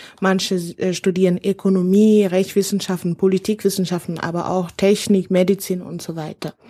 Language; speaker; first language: German; non-native, fluent; Bambara